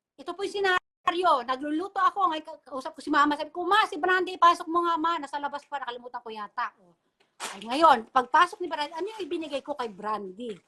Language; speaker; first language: Filipino; non-native, local second language; Bikol